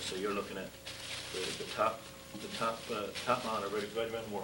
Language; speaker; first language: English; native; English